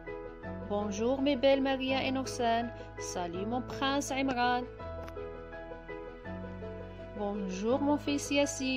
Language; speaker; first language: French; non-native, local second language; Arabic